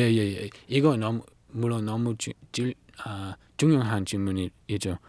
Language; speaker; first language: Korean; non-native, learner; English